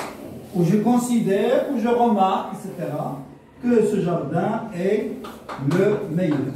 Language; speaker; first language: French; non-native, local second language; Arabic